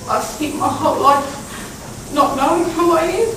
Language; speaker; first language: English; native; English